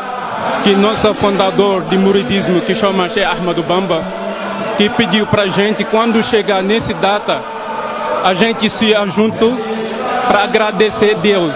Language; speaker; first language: Portuguese; non-native, fluent; Wolof